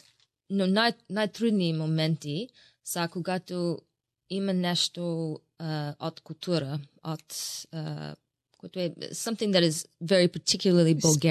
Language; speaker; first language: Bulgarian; non-native, learner; English